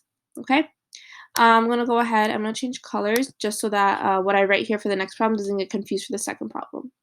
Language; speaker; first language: English; native; English